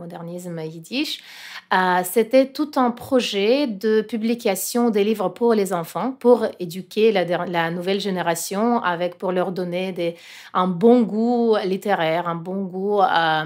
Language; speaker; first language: French; non-native, fluent; Russian